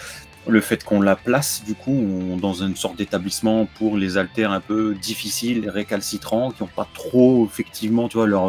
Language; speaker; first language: French; native; French